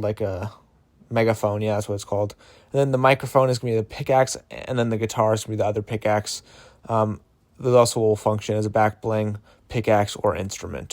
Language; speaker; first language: English; native; English